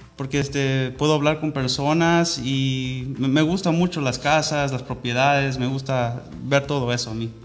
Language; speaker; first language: Spanish; early bilingual, heritage; Spanish